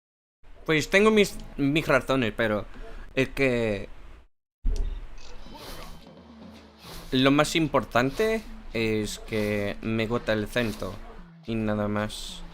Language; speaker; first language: Spanish; non-native, fluent; English